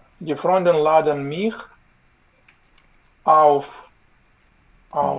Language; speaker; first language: German; non-native, learner; Ukrainian